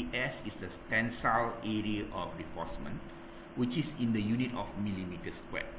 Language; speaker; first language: English; non-native, local second language; Malay